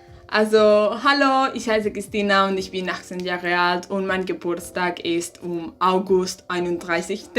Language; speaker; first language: German; non-native, learner; Spanish